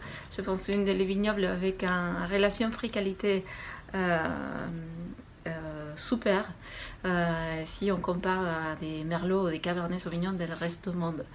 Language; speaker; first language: French; non-native, fluent; Spanish